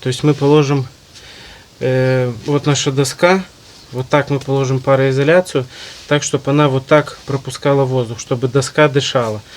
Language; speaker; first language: Russian; native; Russian